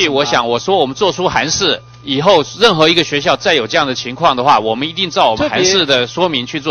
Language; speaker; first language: Chinese; native; Chinese